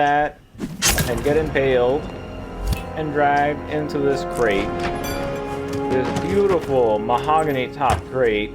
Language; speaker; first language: English; native; English